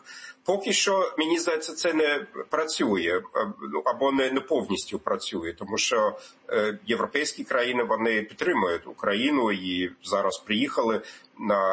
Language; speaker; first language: Ukrainian; non-native, fluent; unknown